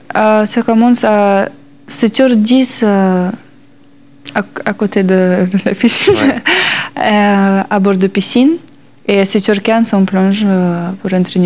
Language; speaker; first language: French; non-native, learner; Russian